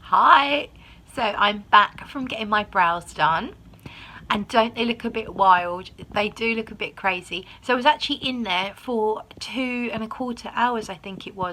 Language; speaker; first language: English; native; English